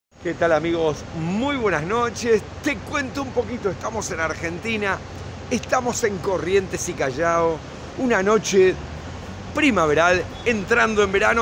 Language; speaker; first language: Spanish; native; Spanish